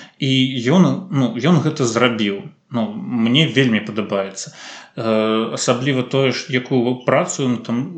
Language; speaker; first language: Belarusian; native; Belarusian